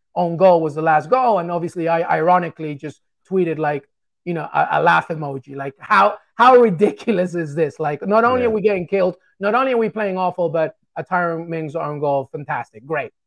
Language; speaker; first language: English; native; English